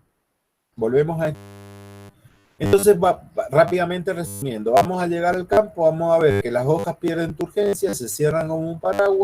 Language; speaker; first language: Spanish; native; Spanish